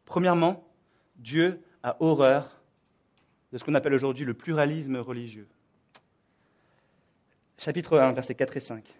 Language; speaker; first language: French; native; French